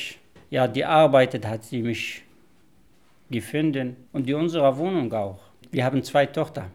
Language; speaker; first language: German; non-native, learner; Arabic